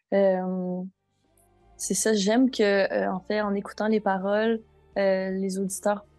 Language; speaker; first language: French; native; French